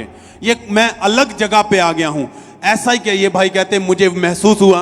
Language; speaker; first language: Hindi; native; Hindi